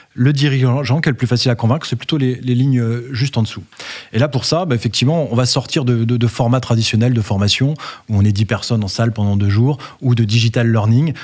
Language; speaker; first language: French; native; French